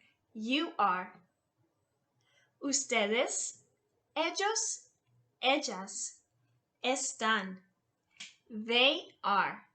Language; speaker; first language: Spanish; non-native, fluent; English